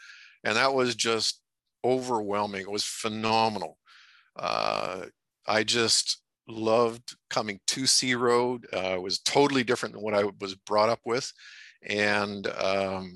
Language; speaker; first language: English; native; English